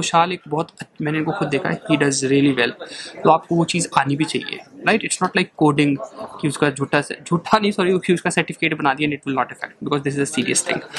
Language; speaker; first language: Hindi; native; Hindi